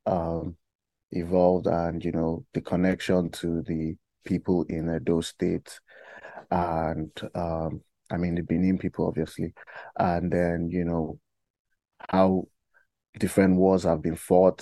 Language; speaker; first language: English; non-native, local second language; Yoruba